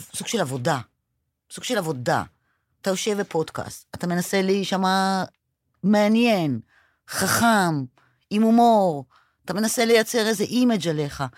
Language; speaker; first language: Hebrew; native; Hebrew